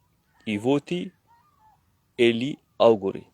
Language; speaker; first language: Italian; non-native, learner; French